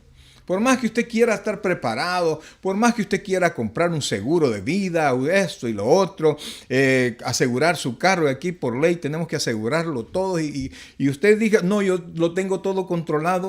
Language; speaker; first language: Spanish; native; Spanish